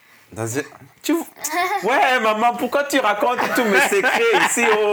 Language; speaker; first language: French; early bilingual, heritage; French